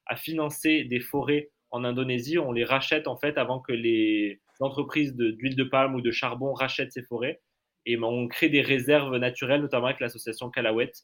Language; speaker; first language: French; native; French